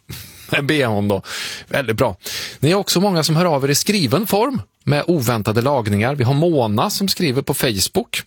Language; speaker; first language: Swedish; native; Swedish